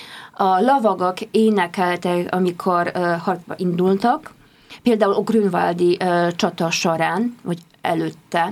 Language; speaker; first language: Hungarian; non-native, fluent; Polish